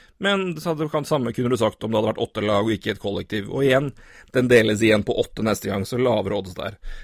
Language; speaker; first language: Norwegian; native; Norwegian